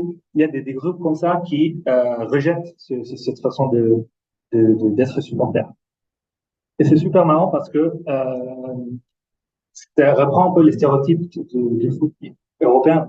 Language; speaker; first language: French; non-native, fluent; Italian